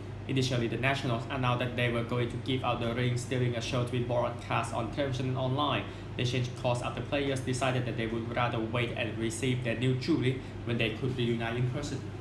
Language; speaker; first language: English; non-native, fluent; Thai